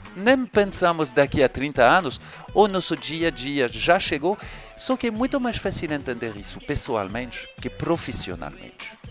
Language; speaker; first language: Portuguese; non-native, fluent; French